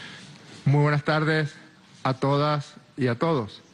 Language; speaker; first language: Spanish; native; Spanish